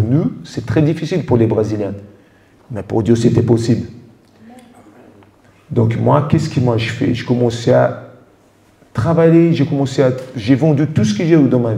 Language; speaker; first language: French; non-native, fluent; Portuguese